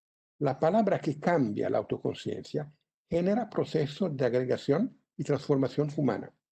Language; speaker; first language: Spanish; non-native, fluent; Italian